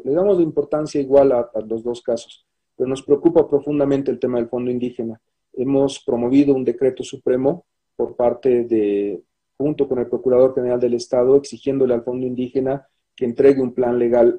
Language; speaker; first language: Spanish; native; Spanish